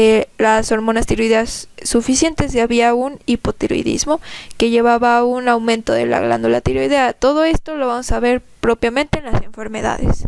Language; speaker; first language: Spanish; native; Spanish